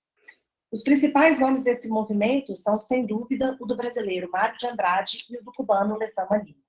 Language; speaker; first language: Portuguese; native; Portuguese